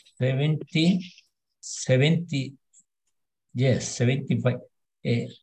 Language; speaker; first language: English; non-native, learner; Spanish